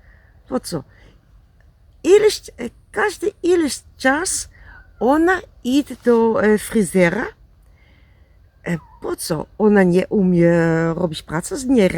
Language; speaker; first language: Polish; non-native, learner; Dutch